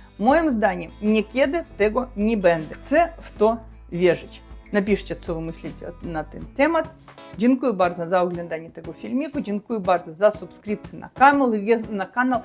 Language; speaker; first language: Polish; non-native, learner; Russian